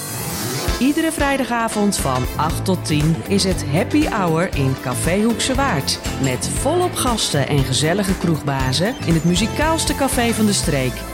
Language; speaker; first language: Dutch; native; Dutch